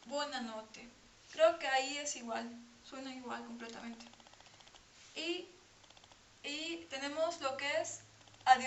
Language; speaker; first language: Spanish; non-native, fluent; French